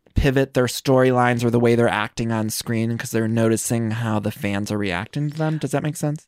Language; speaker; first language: English; native; English